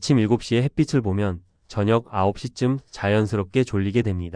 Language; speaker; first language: Korean; native; Korean